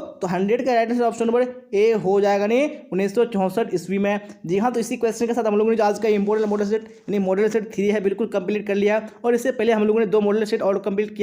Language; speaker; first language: Hindi; native; Hindi